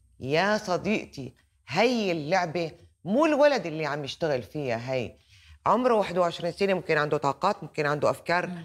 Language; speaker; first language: Arabic; native; Arabic